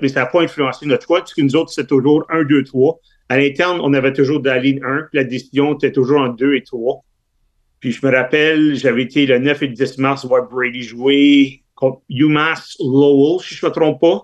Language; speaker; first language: French; native; French